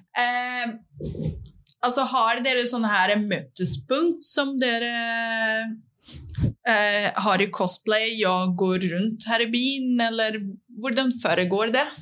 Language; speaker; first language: Norwegian; non-native, fluent; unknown